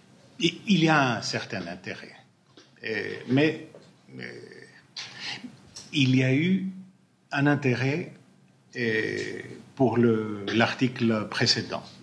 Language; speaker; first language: French; non-native, fluent; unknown